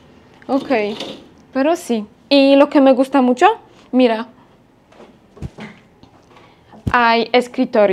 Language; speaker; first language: Spanish; non-native, fluent; Polish